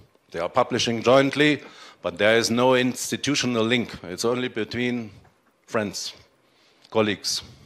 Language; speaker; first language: English; non-native, fluent; German